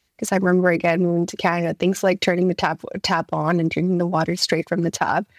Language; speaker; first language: English; early bilingual, other home language; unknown